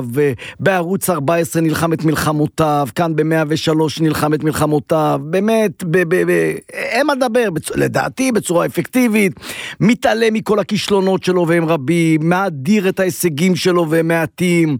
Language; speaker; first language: Hebrew; native; Hebrew